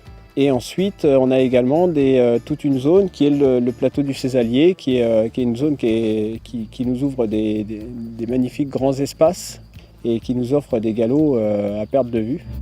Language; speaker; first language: French; native; French